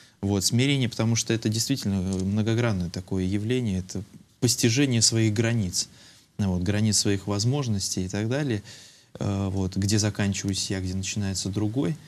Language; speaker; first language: Russian; native; Russian